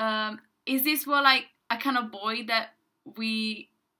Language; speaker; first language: English; non-native, fluent; Italian